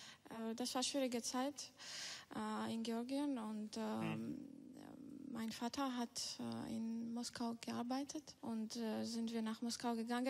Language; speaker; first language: German; non-native, local second language; Georgian